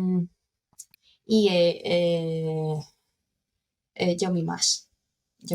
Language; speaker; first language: Japanese; non-native, learner; Spanish